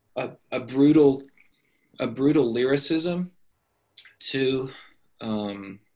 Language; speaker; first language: English; native; English